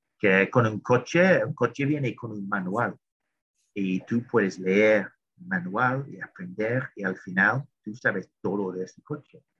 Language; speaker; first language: Spanish; non-native, fluent; English